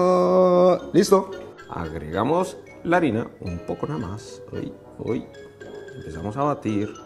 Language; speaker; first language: Spanish; native; Spanish